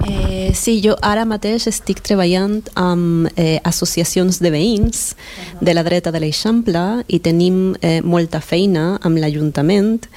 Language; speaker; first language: Catalan; non-native, fluent; Spanish